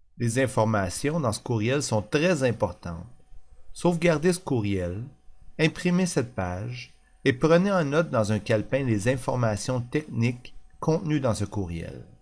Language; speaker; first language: French; native; French